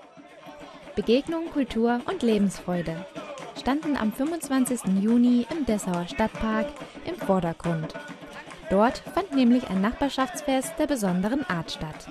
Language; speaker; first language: German; native; German